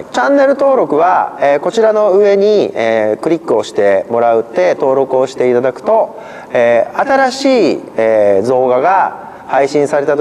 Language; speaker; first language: Japanese; native; Japanese